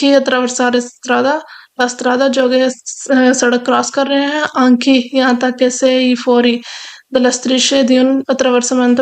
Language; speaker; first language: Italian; non-native, fluent; Urdu